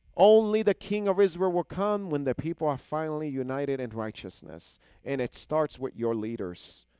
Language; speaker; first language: English; non-native, fluent; Hebrew